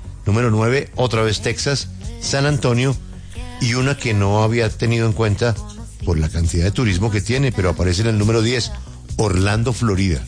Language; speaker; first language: Spanish; native; Spanish